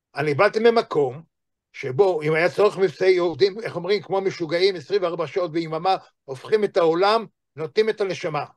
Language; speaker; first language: Hebrew; native; Hebrew